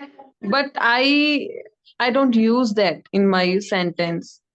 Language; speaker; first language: English; non-native, learner; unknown